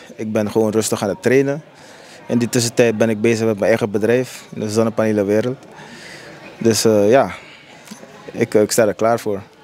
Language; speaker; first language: Dutch; native; Dutch